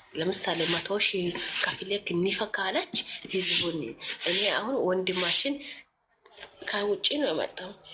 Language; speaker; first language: Amharic; native; Amharic